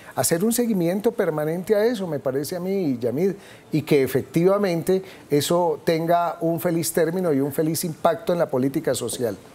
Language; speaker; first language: Spanish; native; Spanish